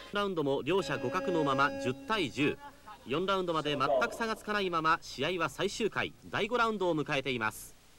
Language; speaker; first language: Japanese; native; Japanese